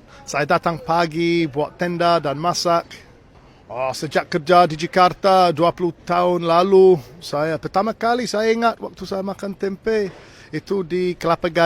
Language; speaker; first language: Indonesian; non-native, fluent; English